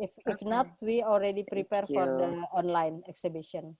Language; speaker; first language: English; non-native, fluent; Indonesian